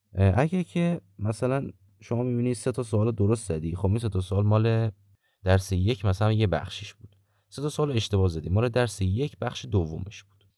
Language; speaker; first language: Persian; native; Persian